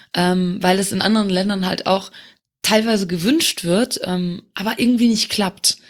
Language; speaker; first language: German; non-native, local second language; Luxembourgish